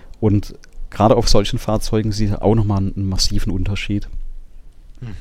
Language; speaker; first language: German; native; German